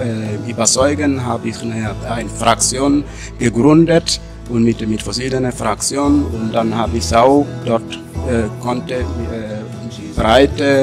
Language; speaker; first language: German; non-native, learner; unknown